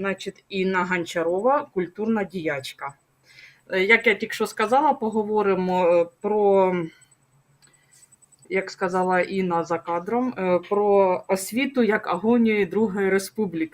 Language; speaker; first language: Ukrainian; native; Ukrainian